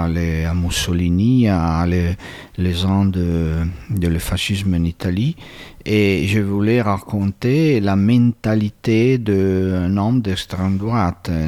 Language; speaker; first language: French; non-native, fluent; Italian